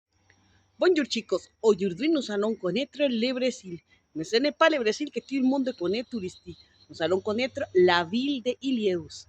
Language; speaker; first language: French; non-native, learner; Spanish